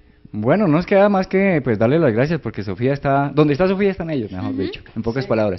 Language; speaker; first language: Spanish; native; Spanish